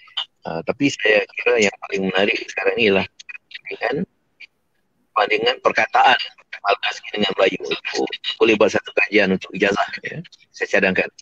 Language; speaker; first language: Malay; native; Malay